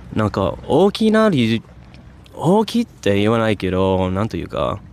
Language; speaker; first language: Japanese; non-native, fluent; English